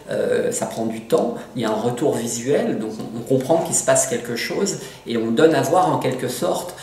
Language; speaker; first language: French; native; French